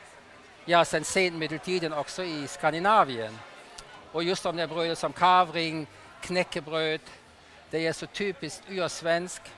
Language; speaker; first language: Swedish; non-native, fluent; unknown